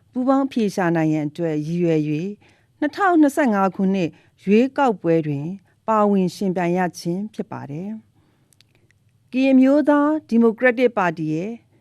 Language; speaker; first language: Burmese; non-native, local second language; S'gaw Karen